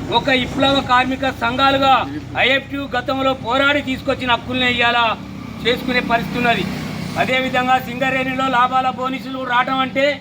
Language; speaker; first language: Telugu; native; Telugu